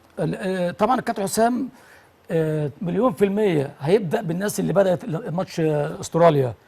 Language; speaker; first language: Egyptian Arabic; native; Egyptian Arabic